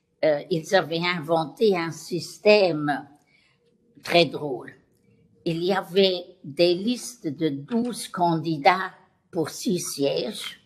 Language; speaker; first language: French; non-native, local second language; Luxembourgish